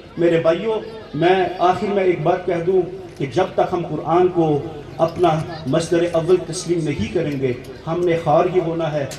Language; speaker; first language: Urdu; early bilingual, heritage; English